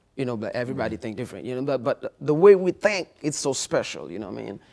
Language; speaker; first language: English; non-native, fluent; Haitian Creole